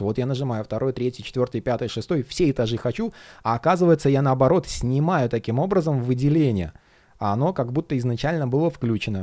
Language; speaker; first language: Russian; native; Russian